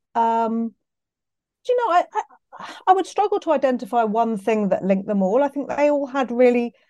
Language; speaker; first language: English; native; English